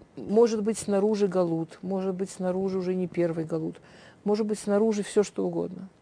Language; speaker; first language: Russian; early bilingual, heritage; Russian